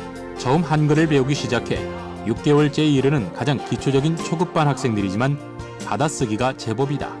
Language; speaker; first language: Korean; native; Korean